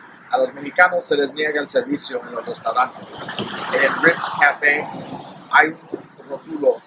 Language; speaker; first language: Spanish; early bilingual, heritage; Spanish